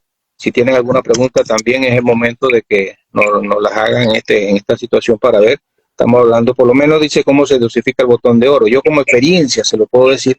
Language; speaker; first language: Spanish; native; Spanish